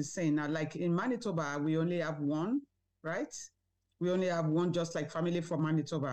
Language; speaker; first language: English; non-native, local second language; Yoruba